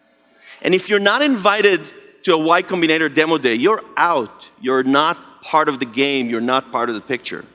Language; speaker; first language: English; non-native, fluent; Hebrew